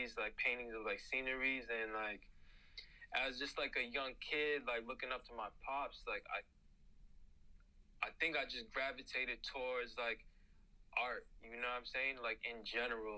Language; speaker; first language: English; native; English